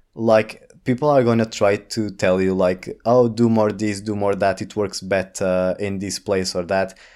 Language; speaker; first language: English; non-native, fluent; Portuguese